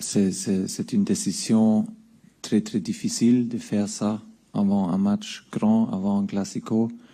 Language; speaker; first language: French; non-native, fluent; German